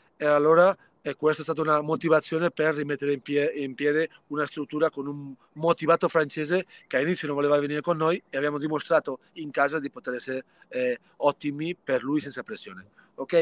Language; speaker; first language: Italian; early bilingual, other home language; Spanish